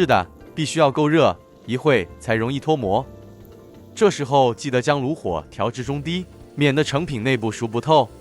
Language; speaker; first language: Chinese; native; Chinese